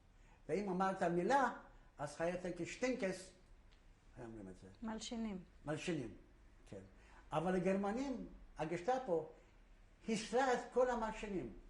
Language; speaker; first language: Hebrew; non-native, fluent; Polish